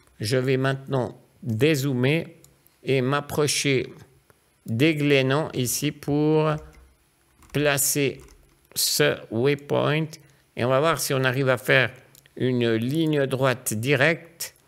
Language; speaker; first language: French; native; French